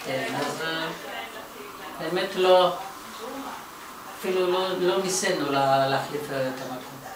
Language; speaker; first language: Hebrew; non-native, fluent; Georgian